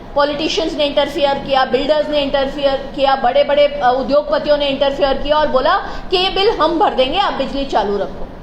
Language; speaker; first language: Hindi; non-native, local second language; Marathi